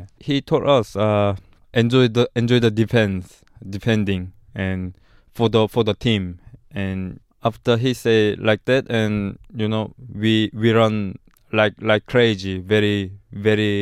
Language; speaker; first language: English; non-native, learner; Korean